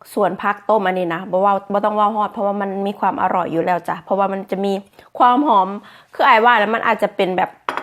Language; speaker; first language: Thai; native; Thai